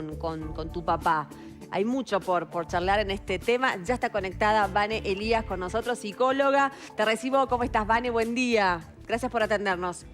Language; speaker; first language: Spanish; native; Spanish